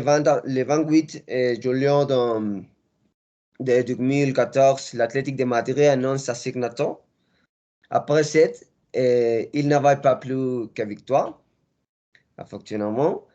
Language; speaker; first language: French; non-native, learner; Spanish